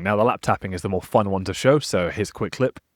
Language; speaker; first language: English; native; English